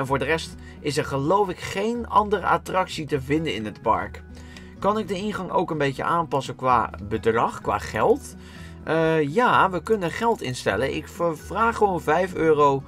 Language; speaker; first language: Dutch; native; Dutch